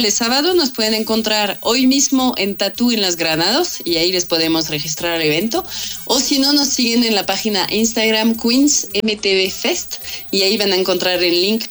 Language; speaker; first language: Spanish; non-native, fluent; French